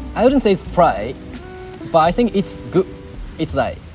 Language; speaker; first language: English; non-native, learner; Japanese